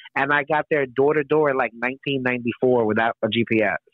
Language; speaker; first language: English; native; English